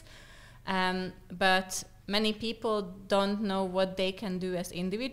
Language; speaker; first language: English; non-native, fluent; Slovak